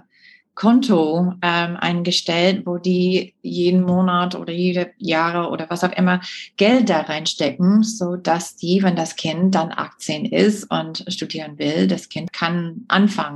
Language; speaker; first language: German; non-native, fluent; English